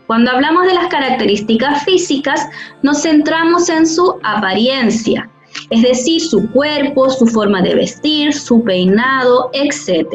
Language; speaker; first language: Spanish; native; Spanish